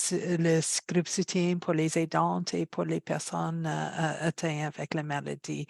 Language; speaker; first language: French; non-native, fluent; English